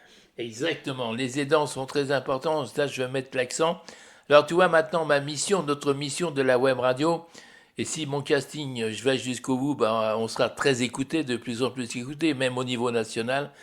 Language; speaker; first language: French; native; French